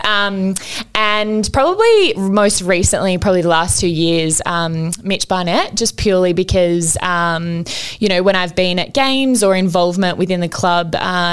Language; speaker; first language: English; native; English